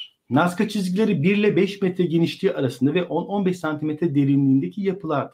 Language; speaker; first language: Turkish; native; Turkish